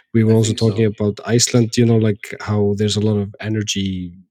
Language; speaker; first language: English; non-native, fluent; Icelandic